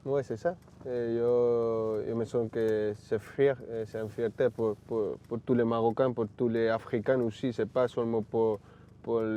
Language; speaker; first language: French; non-native, learner; Spanish